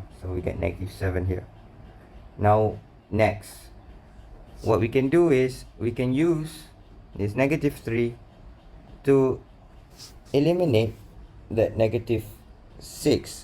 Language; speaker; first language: English; non-native, local second language; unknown